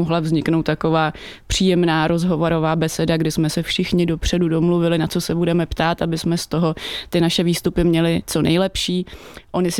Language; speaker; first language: Czech; native; Czech